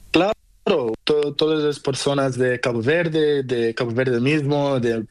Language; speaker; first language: Spanish; non-native, learner; Portuguese